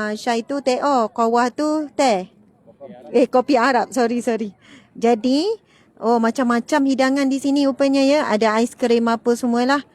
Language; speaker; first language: Malay; native; Malay